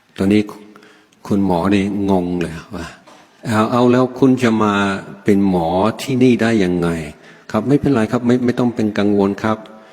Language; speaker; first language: Thai; non-native, fluent; English